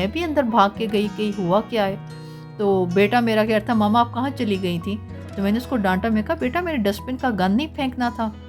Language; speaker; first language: Urdu; native; Urdu